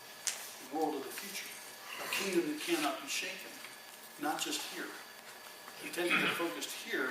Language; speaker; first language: English; native; English